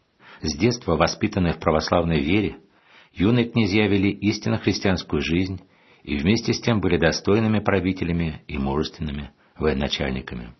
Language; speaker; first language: Russian; native; Russian